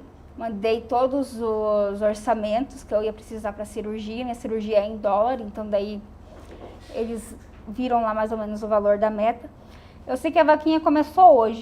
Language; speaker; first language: Portuguese; native; Portuguese